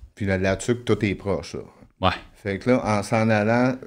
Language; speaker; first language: French; native; French